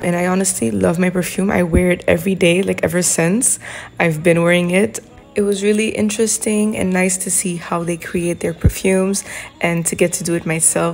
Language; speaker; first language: English; non-native, local second language; French